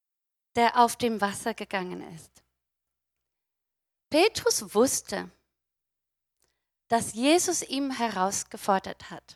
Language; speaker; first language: German; non-native, fluent; English